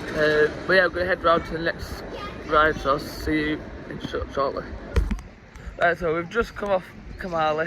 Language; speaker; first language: English; native; English